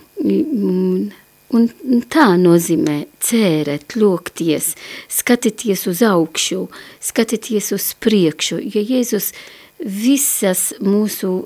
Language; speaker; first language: Latvian; non-native, learner; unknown